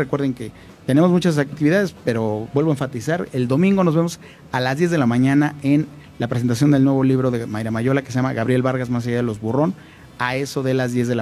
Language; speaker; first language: Spanish; native; Spanish